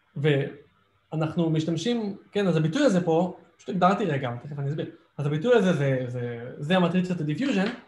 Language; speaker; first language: Hebrew; native; Hebrew